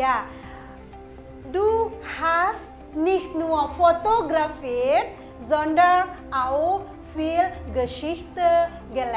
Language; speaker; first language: German; non-native, fluent; Indonesian